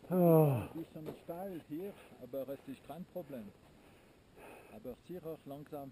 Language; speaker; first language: German; non-native, learner; French